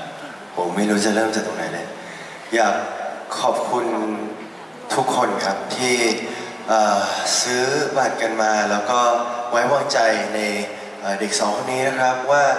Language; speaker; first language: Thai; native; Thai